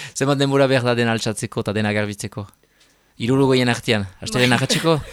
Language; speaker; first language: Basque; native; Basque